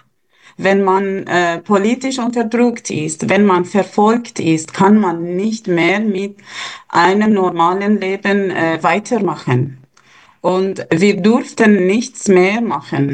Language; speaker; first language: German; non-native, fluent; Persian